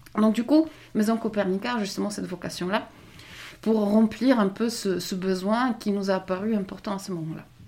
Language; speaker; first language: French; non-native, fluent; Polish